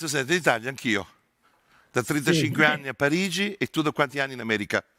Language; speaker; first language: Italian; native; Italian